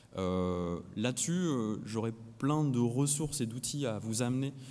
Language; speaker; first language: French; native; French